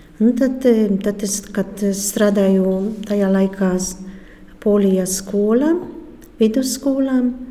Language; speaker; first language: Latvian; non-native, fluent; Polish